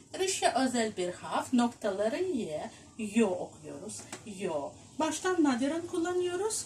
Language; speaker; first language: Turkish; non-native, fluent; Russian